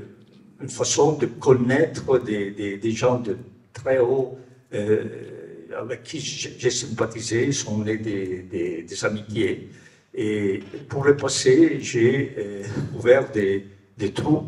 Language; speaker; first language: French; non-native, fluent; Italian